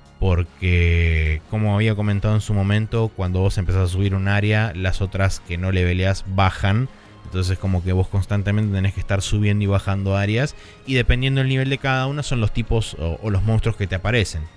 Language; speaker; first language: Spanish; native; Spanish